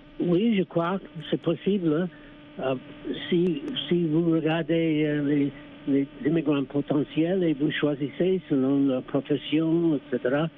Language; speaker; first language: French; non-native, fluent; English